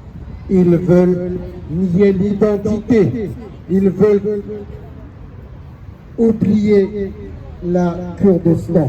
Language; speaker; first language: French; non-native, learner; Kurdish